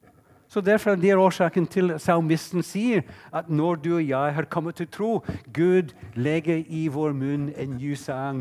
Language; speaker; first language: Norwegian; non-native, fluent; English